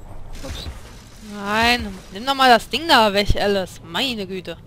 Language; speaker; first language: German; native; German